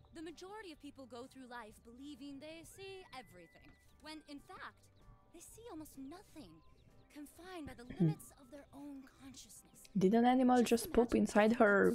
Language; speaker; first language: English; non-native, fluent; Romanian